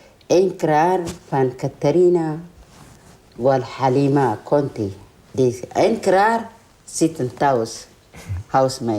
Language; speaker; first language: Dutch; non-native, learner; Tigrinya